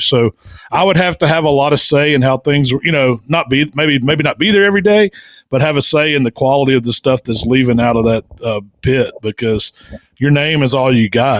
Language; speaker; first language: English; native; English